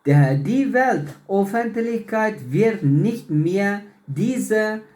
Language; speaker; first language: German; non-native, learner; Uyghur